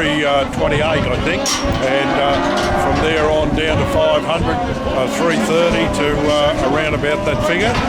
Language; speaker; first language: English; native; English